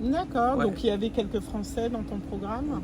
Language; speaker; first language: French; native; French